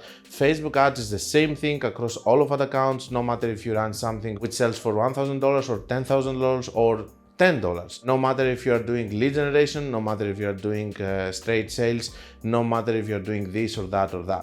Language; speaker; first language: English; non-native, fluent; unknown